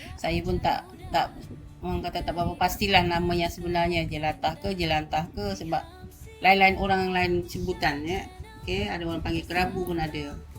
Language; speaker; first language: Malay; native; Malay